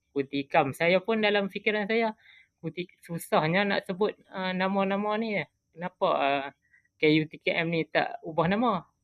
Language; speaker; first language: Malay; native; Malay